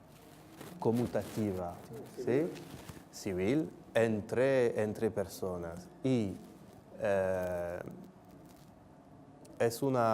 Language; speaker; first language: Spanish; non-native, fluent; French